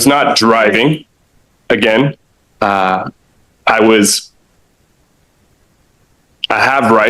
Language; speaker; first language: English; native; English